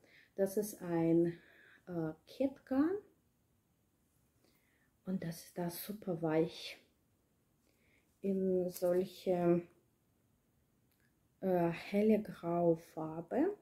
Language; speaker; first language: German; non-native, learner; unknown